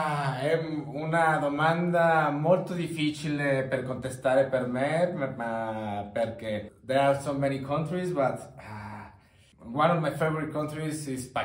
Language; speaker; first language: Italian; non-native, learner; Spanish